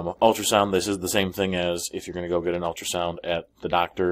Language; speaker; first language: English; native; English